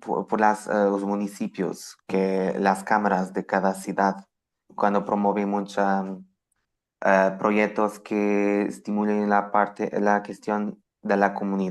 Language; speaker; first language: Spanish; non-native, fluent; Portuguese